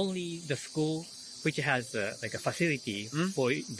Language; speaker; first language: English; non-native, fluent; Japanese